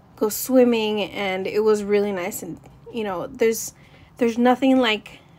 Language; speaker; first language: English; native; English